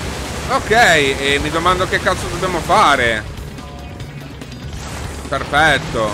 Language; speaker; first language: Italian; native; Italian